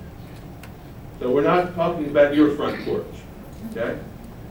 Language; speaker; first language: English; native; English